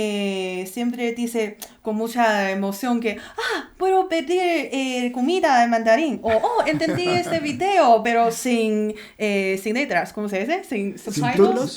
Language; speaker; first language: Spanish; non-native, learner; Chinese